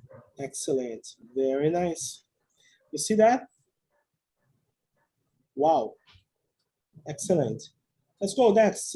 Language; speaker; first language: English; non-native, fluent; Portuguese